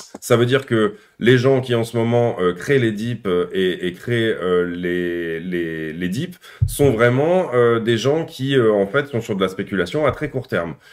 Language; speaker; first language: French; native; French